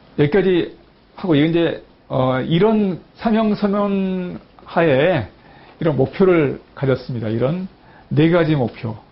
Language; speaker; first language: Korean; native; Korean